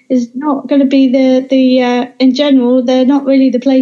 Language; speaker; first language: English; native; English